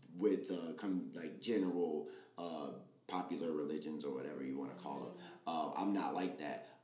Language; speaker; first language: English; native; English